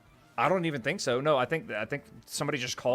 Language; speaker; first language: English; native; English